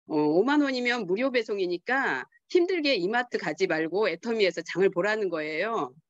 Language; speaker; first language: Korean; native; Korean